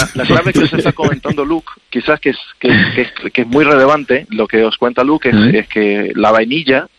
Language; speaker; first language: Spanish; native; Spanish